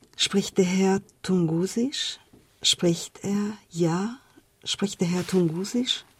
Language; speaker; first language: German; non-native, fluent; Persian